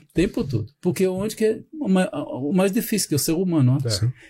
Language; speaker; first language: Portuguese; non-native, fluent; Hebrew